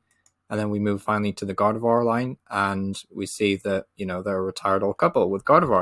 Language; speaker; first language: English; native; English